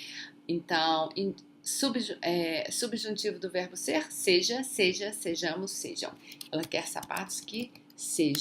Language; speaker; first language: Portuguese; non-native, fluent; English